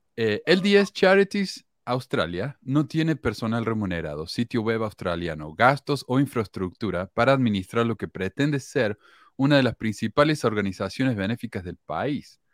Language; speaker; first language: Spanish; native; Spanish